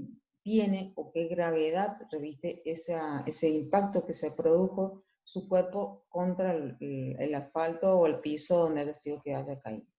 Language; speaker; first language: Spanish; native; Spanish